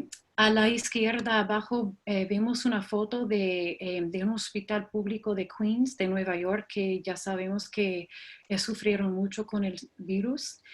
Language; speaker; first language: Spanish; non-native, fluent; English